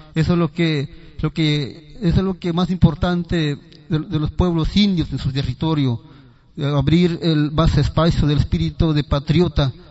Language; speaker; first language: Spanish; non-native, local second language; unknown